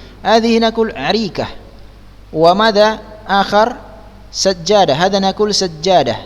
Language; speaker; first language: Arabic; non-native, fluent; Indonesian